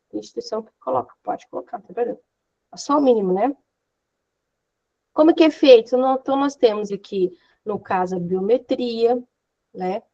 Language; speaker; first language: Portuguese; native; Portuguese